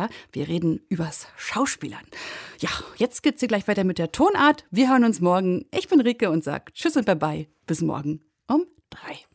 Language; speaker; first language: German; native; German